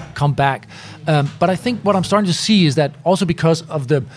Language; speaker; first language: English; non-native, fluent; Danish